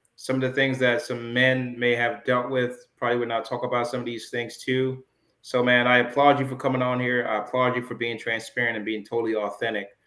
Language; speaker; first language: English; early bilingual, other home language; Jamaican Creole English